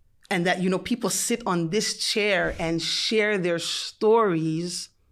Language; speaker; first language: English; non-native, fluent; French